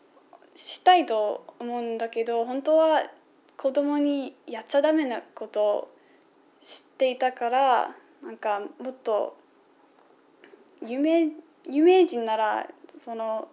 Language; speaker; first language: Japanese; non-native, fluent; English